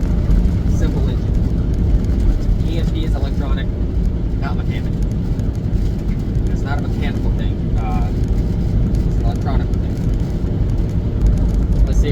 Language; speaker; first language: English; native; English